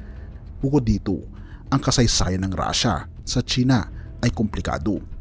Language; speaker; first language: Filipino; native; Filipino